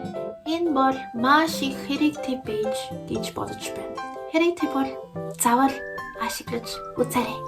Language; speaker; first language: Mongolian; non-native, learner; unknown